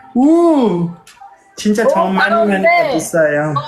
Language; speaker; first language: Korean; non-native, fluent; Nepali